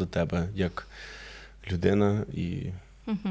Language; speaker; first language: Ukrainian; non-native, fluent; English